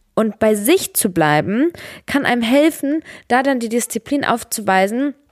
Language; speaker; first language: German; early bilingual, other home language; Serbian